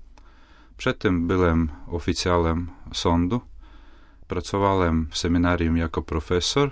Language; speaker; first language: Polish; non-native, fluent; Latvian